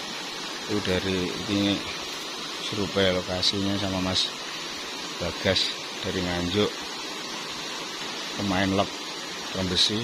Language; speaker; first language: Indonesian; non-native, local second language; Javanese